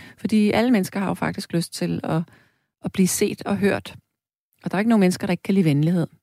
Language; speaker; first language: Danish; native; Danish